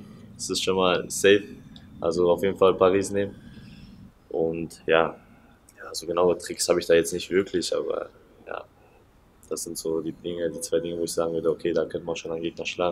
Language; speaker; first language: German; native; German